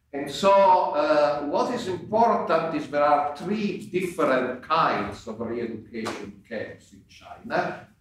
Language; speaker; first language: English; non-native, fluent; Italian